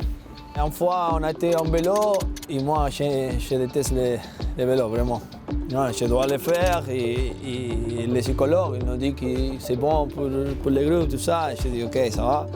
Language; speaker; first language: French; non-native, learner; Spanish